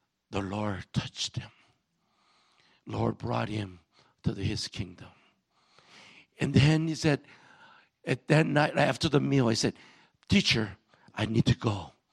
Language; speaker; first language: English; non-native, fluent; Korean